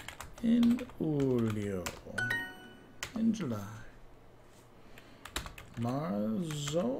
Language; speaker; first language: Spanish; non-native, learner; English